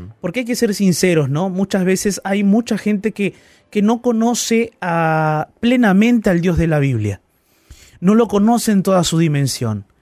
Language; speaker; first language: Spanish; native; Spanish